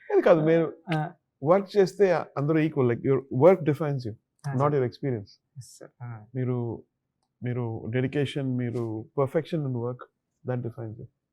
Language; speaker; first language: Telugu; non-native, learner; Tamil